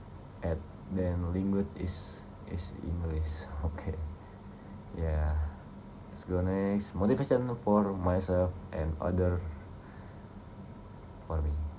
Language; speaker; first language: English; non-native, learner; Indonesian